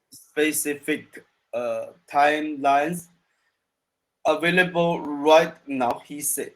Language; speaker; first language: English; non-native, learner; Chinese